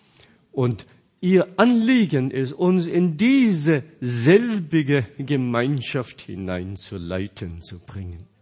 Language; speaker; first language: German; non-native, fluent; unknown